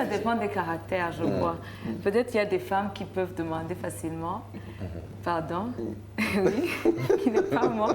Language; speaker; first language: French; non-native, local second language; Rundi